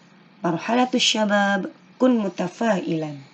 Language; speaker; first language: Arabic; non-native, fluent; Indonesian